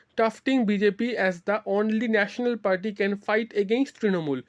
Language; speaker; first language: English; non-native, local second language; Bangla